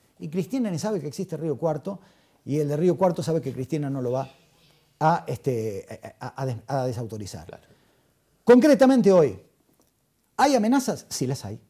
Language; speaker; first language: Spanish; native; Spanish